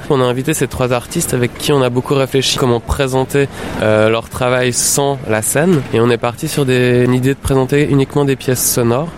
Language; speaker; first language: French; native; French